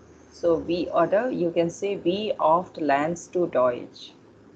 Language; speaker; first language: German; non-native, fluent; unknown